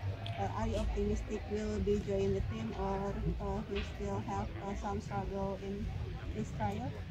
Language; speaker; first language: English; non-native, learner; Indonesian